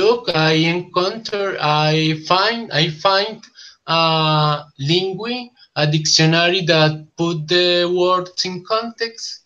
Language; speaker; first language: English; non-native, learner; Spanish